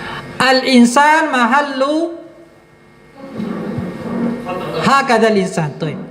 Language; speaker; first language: Arabic; non-native, fluent; Indonesian